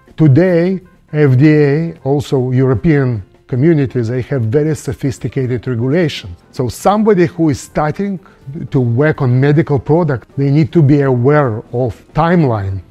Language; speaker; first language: English; non-native, fluent; Russian